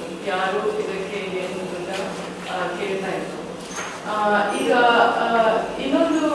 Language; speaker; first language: Kannada; non-native, fluent; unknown